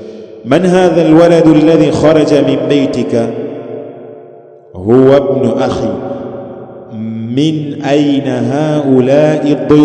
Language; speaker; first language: Arabic; non-native, fluent; Swahili